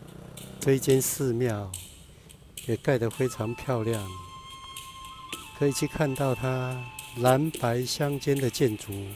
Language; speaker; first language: Chinese; native; Chinese